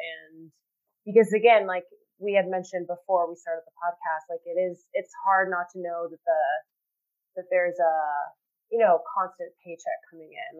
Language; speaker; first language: English; native; English